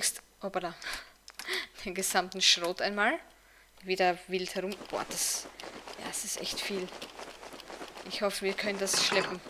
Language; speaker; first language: German; native; German